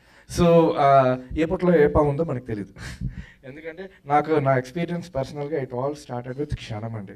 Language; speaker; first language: Telugu; native; Telugu